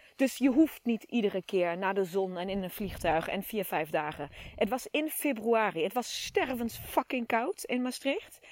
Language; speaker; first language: Dutch; native; Dutch